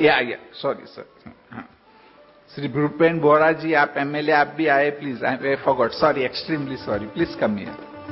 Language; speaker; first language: Hindi; native; Hindi